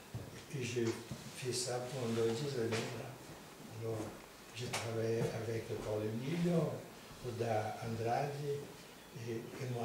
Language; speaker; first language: French; non-native, fluent; Portuguese